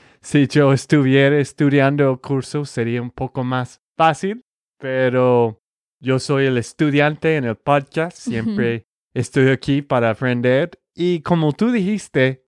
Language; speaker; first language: Spanish; non-native, fluent; English